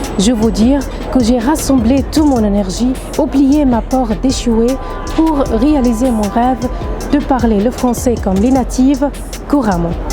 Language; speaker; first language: French; non-native, fluent; Arabic